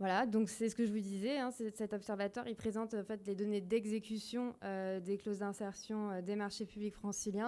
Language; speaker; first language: French; native; French